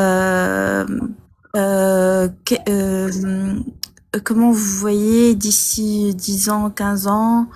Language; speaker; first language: French; non-native, local second language; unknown